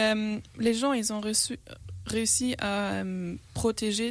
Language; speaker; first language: French; non-native, learner; German